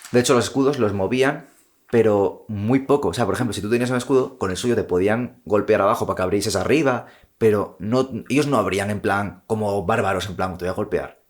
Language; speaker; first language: Spanish; native; Spanish